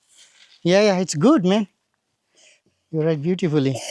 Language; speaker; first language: English; non-native, learner; Bangla